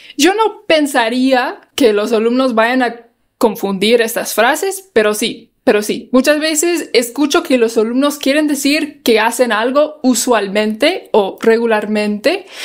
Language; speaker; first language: Spanish; non-native, fluent; English